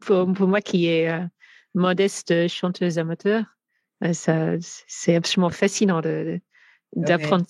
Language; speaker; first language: French; non-native, fluent; English